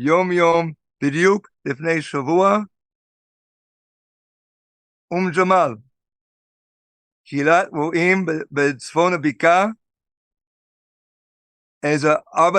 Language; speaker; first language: Hebrew; non-native, fluent; English